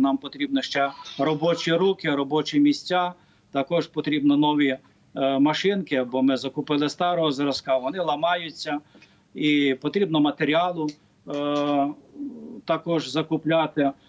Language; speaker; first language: Ukrainian; native; Ukrainian